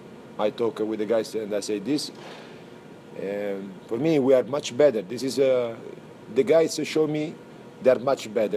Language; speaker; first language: English; non-native, fluent; Italian